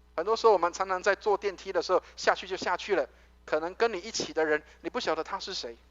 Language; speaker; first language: Chinese; native; Chinese